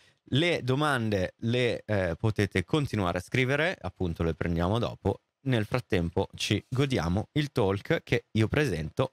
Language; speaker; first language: Italian; native; Italian